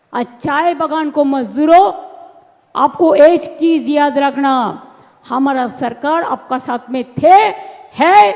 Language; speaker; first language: Hindi; non-native, local second language; Bangla